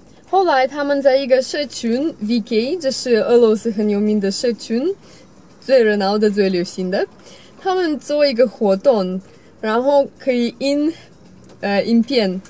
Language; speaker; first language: Chinese; non-native, fluent; Russian